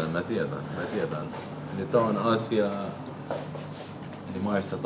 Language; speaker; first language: Finnish; non-native, learner; Arabic